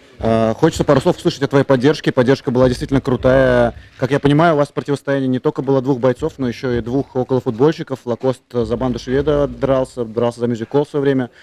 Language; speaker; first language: Russian; native; Russian